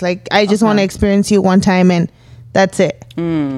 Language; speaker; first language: English; early bilingual, other home language; Spanish